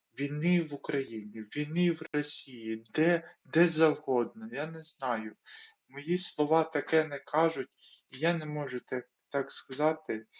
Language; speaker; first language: Ukrainian; non-native, local second language; Russian